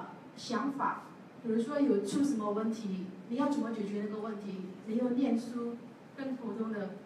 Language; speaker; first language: Chinese; non-native, learner; Javanese